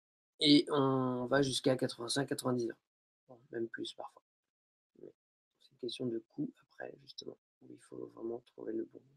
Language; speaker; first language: French; native; French